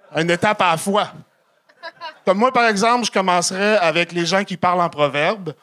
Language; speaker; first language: French; native; French